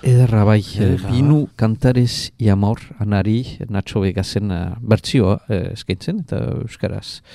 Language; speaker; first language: Basque; native; Basque